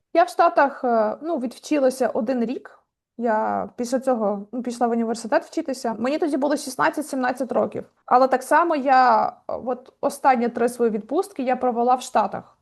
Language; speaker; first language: Ukrainian; native; Ukrainian